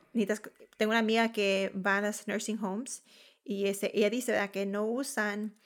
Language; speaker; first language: Spanish; early bilingual, heritage; Spanish